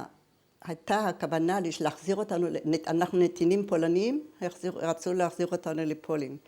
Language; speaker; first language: Hebrew; early bilingual, other home language; German